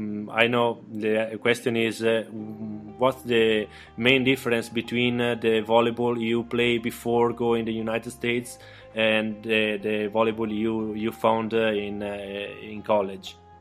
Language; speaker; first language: English; non-native, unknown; Italian